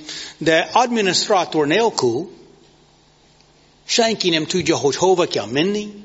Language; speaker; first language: Hungarian; non-native, fluent; English